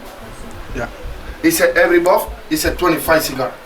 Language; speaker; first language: English; non-native, learner; Spanish